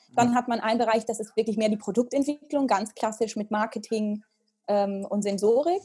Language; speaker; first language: German; early bilingual, heritage; Italian